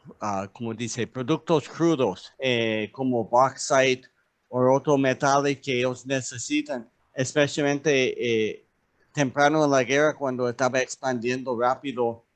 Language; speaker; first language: Spanish; non-native, learner; English